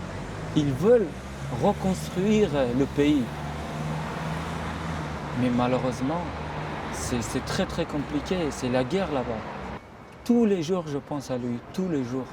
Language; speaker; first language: French; non-native, fluent; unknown